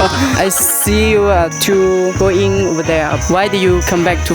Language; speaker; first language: English; non-native, learner; Lao